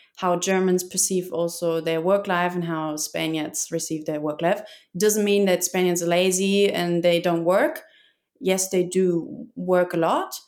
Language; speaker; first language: English; non-native, fluent; German